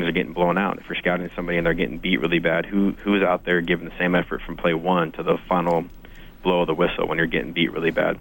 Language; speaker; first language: English; native; English